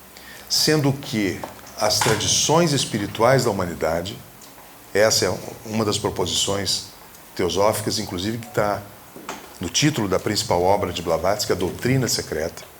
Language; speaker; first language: Portuguese; native; Portuguese